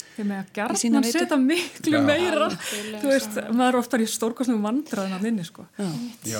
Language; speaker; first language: Icelandic; non-native, fluent; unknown